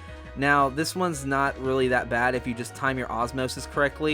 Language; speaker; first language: English; native; English